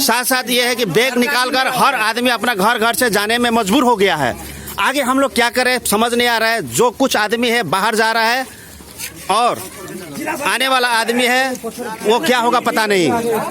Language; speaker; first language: Hindi; non-native, local second language; Manipuri